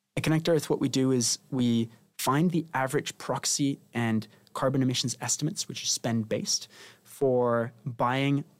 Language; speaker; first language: English; non-native, fluent; Spanish